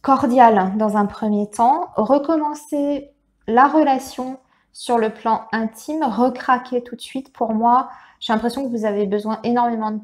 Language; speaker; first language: French; native; French